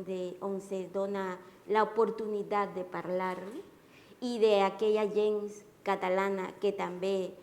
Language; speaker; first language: Catalan; non-native, learner; Spanish